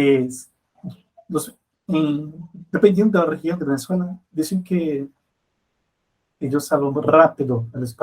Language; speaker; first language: Spanish; non-native, fluent; Portuguese